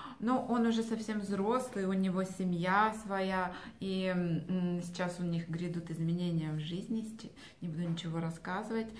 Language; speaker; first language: Russian; native; Russian